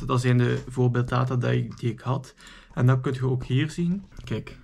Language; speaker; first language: Dutch; native; Dutch